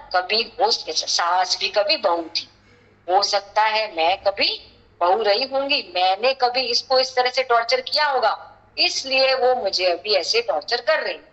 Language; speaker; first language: Hindi; native; Hindi